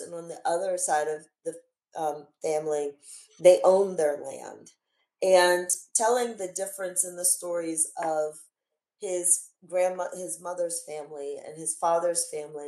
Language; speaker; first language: English; native; English